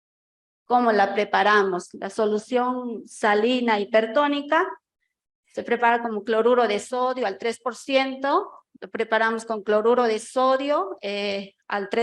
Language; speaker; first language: Spanish; native; Spanish